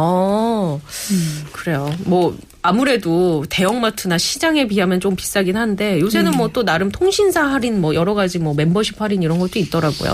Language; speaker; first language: Korean; native; Korean